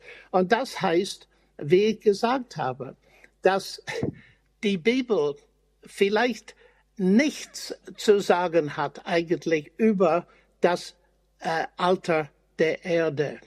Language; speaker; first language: German; non-native, fluent; English